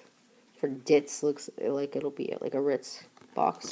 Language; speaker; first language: English; native; English